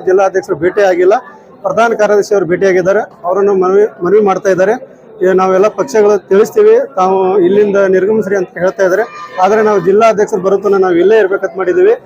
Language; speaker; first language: Kannada; non-native, local second language; Lambadi